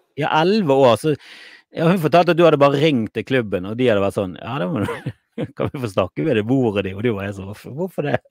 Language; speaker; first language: Norwegian; native; Norwegian